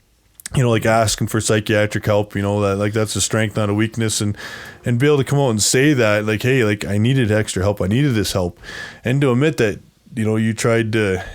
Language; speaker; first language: English; native; English